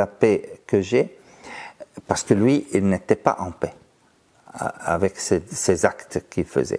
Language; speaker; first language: French; non-native, fluent; Arabic